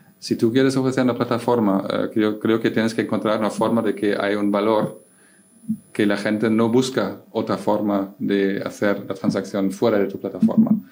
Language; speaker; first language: Spanish; non-native, fluent; German